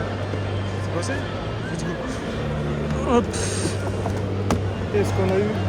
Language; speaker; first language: French; native; French